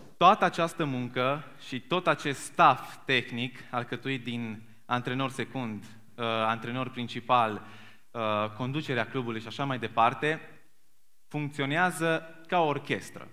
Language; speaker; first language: Romanian; native; Romanian